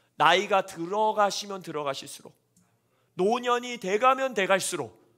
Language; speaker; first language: Korean; native; Korean